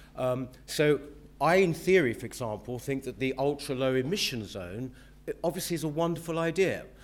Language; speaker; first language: English; native; English